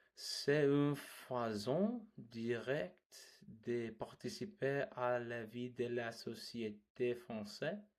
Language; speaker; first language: French; non-native, learner; English